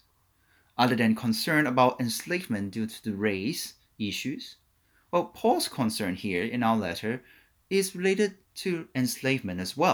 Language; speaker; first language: English; non-native, local second language; Cantonese